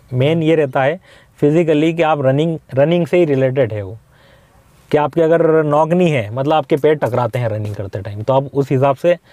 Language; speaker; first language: Hindi; native; Hindi